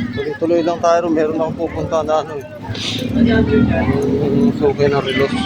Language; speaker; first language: Filipino; native; Filipino